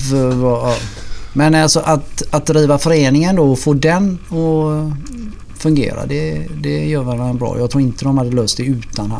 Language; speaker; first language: Swedish; native; Swedish